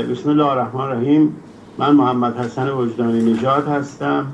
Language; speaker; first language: Persian; native; Persian